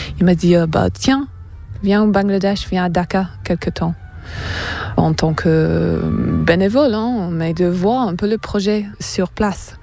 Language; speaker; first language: French; non-native, fluent; English